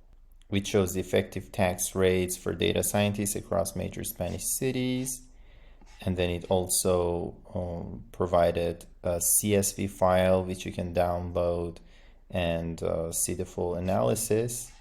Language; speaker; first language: English; non-native, fluent; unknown